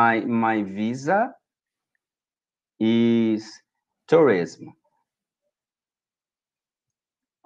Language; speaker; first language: English; non-native, learner; Portuguese